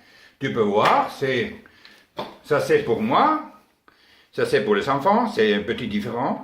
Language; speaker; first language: French; non-native, learner; Spanish